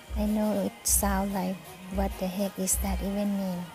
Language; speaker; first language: English; non-native, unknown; Thai